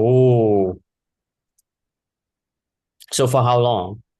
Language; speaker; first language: English; non-native, fluent; Vietnamese